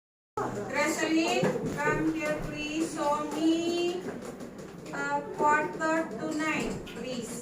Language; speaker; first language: English; non-native, learner; Indonesian